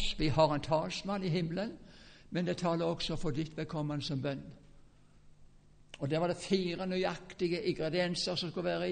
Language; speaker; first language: Norwegian; native; Norwegian